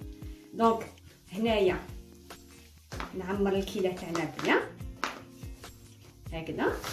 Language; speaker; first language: Arabic; native; Arabic